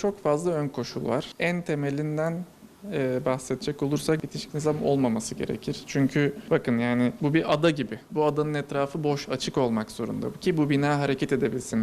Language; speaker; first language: Turkish; native; Turkish